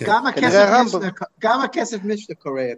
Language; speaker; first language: Hebrew; non-native, fluent; English